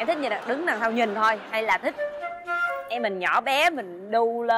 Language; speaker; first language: Vietnamese; native; Vietnamese